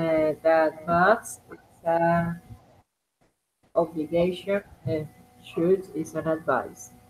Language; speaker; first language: English; non-native, learner; Spanish